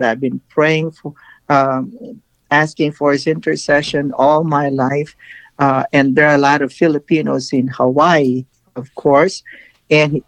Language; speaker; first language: English; non-native, local second language; Filipino